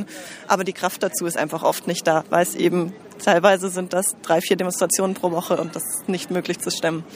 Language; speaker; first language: German; native; German